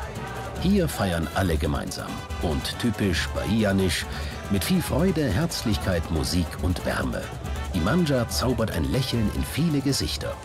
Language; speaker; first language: German; native; German